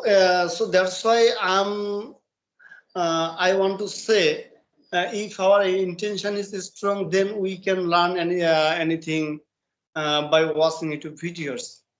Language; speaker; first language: English; non-native, learner; Bangla